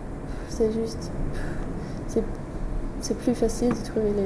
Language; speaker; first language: French; non-native, fluent; English